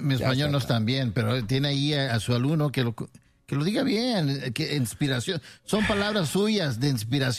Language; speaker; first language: Spanish; early bilingual, heritage; Spanish